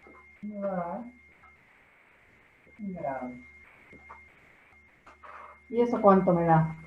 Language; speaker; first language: Spanish; native; Spanish